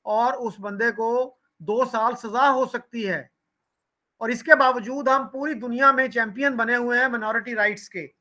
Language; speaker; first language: Urdu; non-native, local second language; Punjabi